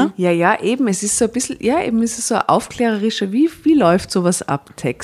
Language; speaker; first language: German; native; German